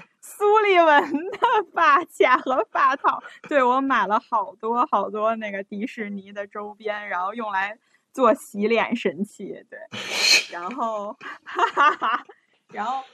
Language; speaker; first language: Chinese; native; Chinese